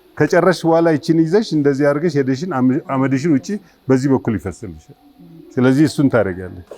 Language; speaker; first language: Amharic; native; Amharic